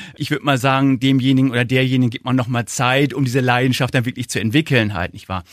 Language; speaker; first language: German; native; German